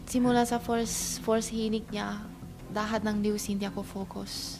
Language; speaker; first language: Filipino; non-native, learner; Chinese